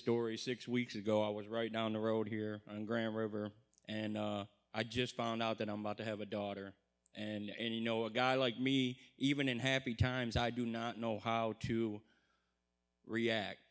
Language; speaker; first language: English; native; English